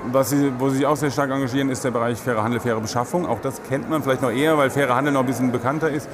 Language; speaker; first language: German; native; German